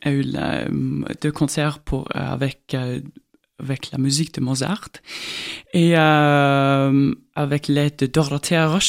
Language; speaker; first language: French; non-native, fluent; Estonian